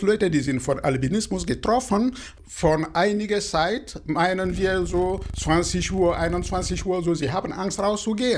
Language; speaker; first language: German; non-native, fluent; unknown